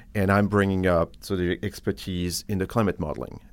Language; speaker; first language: English; non-native, fluent; French